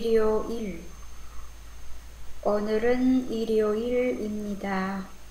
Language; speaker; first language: Korean; non-native, fluent; Vietnamese